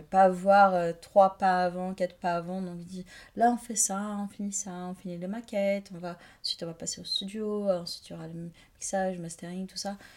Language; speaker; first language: French; non-native, fluent; Portuguese